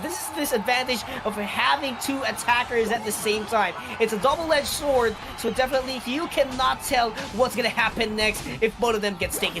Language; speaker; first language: English; non-native, local second language; Filipino